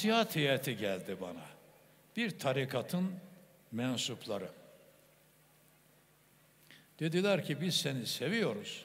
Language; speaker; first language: Turkish; native; Turkish